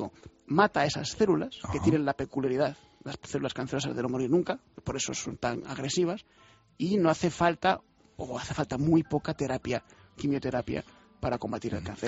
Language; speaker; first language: Spanish; native; Spanish